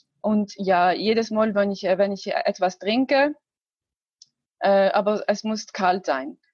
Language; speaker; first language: German; non-native, learner; Arabic